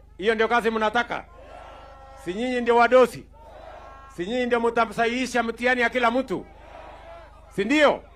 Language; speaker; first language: Swahili; non-native, local second language; Kalenjin